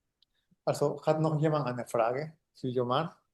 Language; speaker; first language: German; non-native, fluent; Spanish